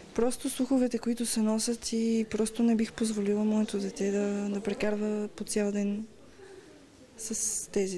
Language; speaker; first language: Bulgarian; native; Bulgarian